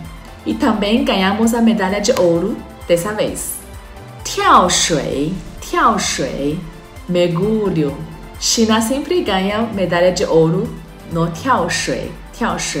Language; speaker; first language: Portuguese; non-native, fluent; Chinese